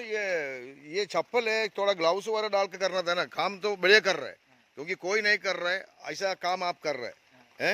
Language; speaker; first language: Hindi; non-native, local second language; Malayalam